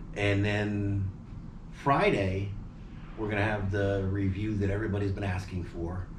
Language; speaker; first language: English; native; English